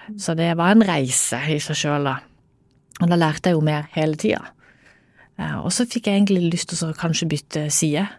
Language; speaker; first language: Norwegian; native; Norwegian